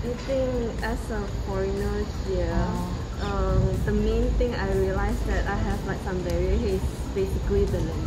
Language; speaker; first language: English; non-native, fluent; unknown